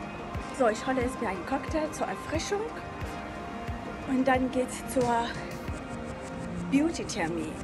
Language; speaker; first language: German; non-native, fluent; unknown